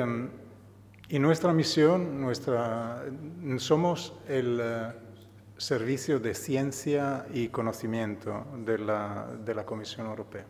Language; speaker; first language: Spanish; non-native, fluent; Italian